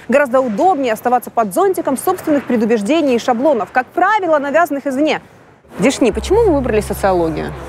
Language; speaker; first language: Russian; native; Russian